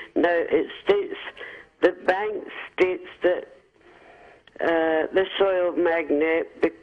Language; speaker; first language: English; non-native, fluent; Finnish